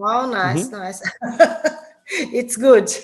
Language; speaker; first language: English; non-native, learner; Portuguese